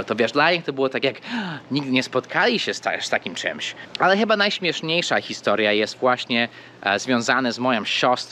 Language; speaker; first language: Polish; early bilingual, heritage; Polish